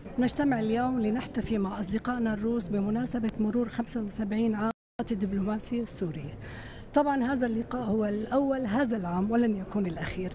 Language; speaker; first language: Arabic; native; Arabic